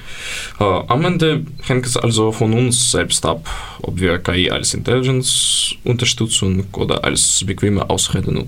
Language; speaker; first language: German; non-native, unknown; Ukrainian